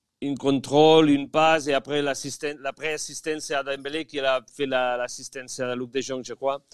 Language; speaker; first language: French; non-native, fluent; Spanish